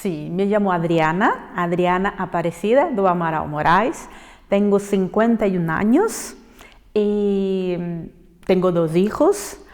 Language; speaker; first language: Spanish; non-native, fluent; Portuguese